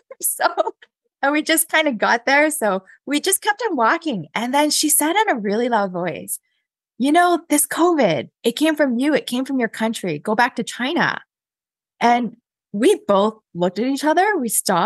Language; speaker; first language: English; native; English